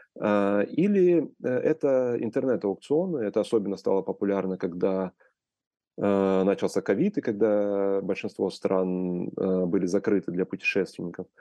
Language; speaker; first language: Russian; native; Russian